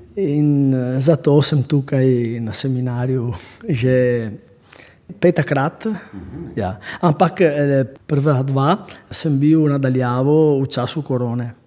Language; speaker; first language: Slovenian; non-native, fluent; Italian